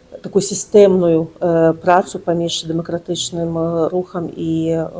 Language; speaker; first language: Belarusian; non-native, local second language; Russian